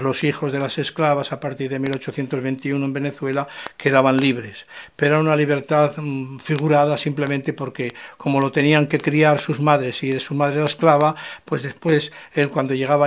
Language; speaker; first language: Spanish; native; Spanish